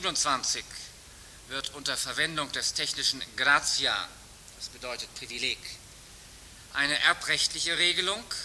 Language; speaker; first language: German; native; German